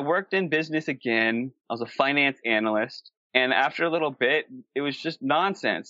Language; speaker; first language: English; native; English